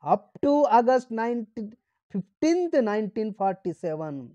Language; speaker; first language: Hindi; non-native, local second language; Marathi